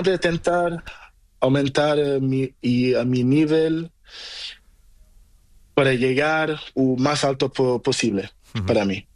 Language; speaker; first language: Spanish; non-native, learner; Portuguese